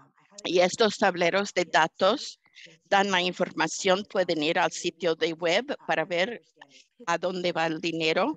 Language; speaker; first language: Spanish; early bilingual, heritage; English